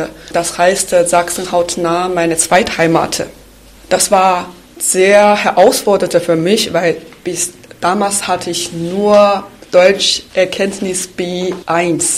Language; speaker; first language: German; non-native, fluent; Chinese